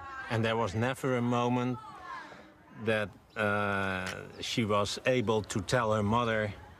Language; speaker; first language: English; non-native, fluent; Dutch